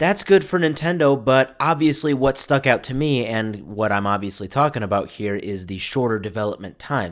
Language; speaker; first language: English; native; English